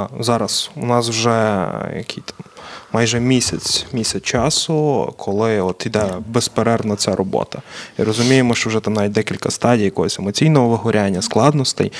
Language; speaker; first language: Ukrainian; native; Ukrainian